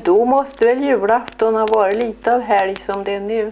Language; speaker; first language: Swedish; native; Swedish